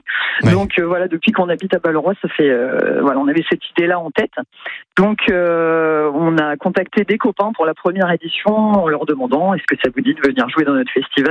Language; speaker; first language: French; native; French